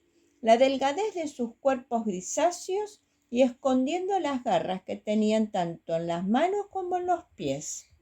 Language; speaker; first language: Spanish; native; Spanish